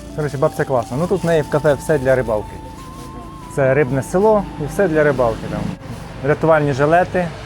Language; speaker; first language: Ukrainian; native; Ukrainian